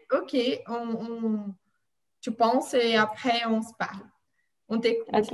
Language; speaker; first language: French; non-native, fluent; Portuguese